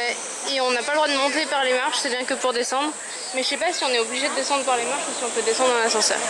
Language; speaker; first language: French; native; French